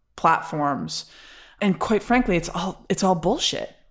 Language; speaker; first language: English; native; English